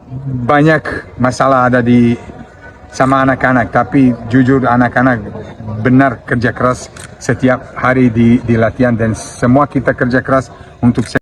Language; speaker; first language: Indonesian; non-native, learner; Serbian